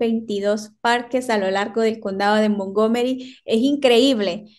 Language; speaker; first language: Spanish; native; Spanish